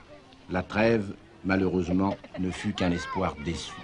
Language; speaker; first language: French; native; French